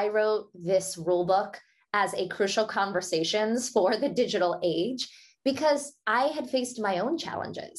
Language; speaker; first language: English; early bilingual, other home language; Hindi